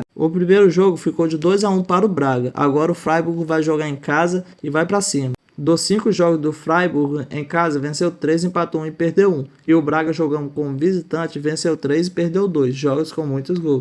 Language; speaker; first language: Portuguese; native; Portuguese